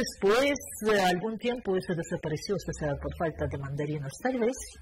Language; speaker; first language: Spanish; non-native, fluent; Russian